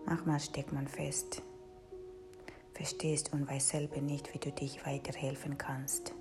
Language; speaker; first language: German; non-native, fluent; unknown